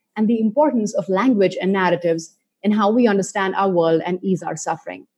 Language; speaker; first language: English; non-native, local second language; Hindi